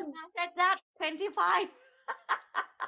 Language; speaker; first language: English; non-native, learner; Vietnamese